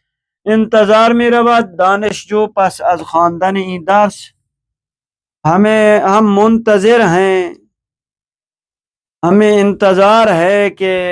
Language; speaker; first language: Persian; non-native, learner; Urdu